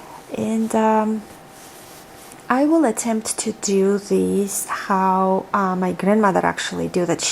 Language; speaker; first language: English; non-native, fluent; Georgian